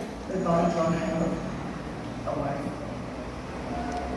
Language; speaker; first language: English; non-native, learner; Thai